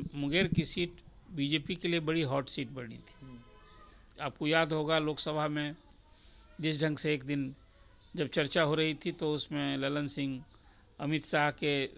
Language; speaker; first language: Hindi; native; Hindi